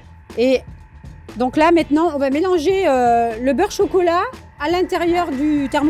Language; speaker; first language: French; native; French